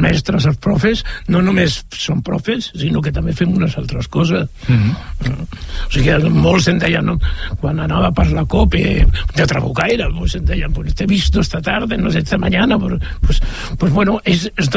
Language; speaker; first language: Catalan; native; Catalan